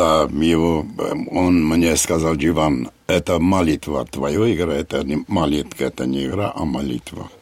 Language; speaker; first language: Russian; non-native, fluent; Armenian